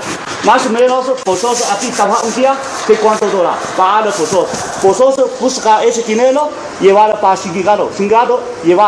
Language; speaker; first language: Spanish; non-native, learner; Chinese